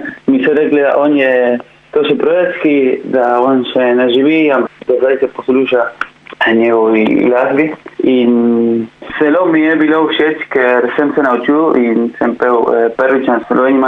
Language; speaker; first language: Slovenian; non-native, learner; Spanish